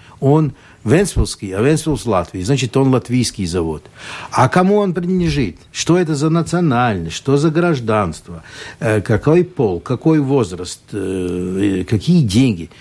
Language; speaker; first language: Russian; non-native, local second language; Latvian